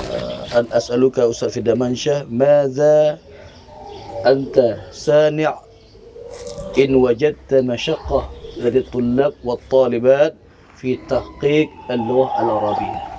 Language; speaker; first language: Arabic; non-native, fluent; Indonesian